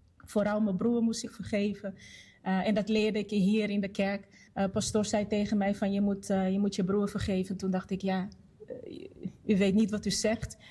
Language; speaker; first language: Dutch; non-native, fluent; Portuguese